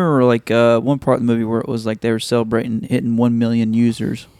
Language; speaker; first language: English; native; English